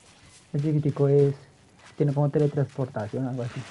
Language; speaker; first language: Spanish; native; Spanish